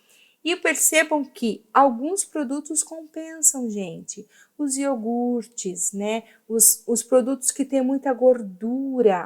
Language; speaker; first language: Portuguese; native; Portuguese